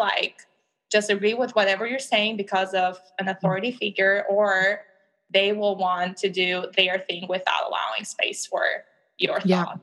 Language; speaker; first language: English; non-native, fluent; Albanian